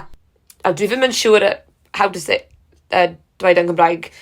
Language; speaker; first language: Welsh; non-native, learner; English